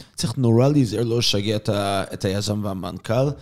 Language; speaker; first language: Hebrew; non-native, fluent; English